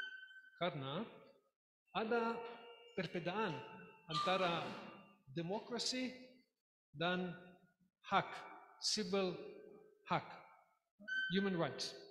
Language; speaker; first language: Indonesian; non-native, learner; English